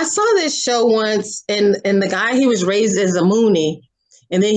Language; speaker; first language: English; native; English